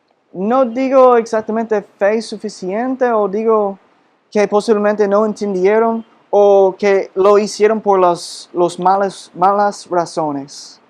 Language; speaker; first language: Spanish; non-native, fluent; English